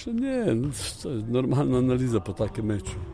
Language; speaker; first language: Polish; non-native, fluent; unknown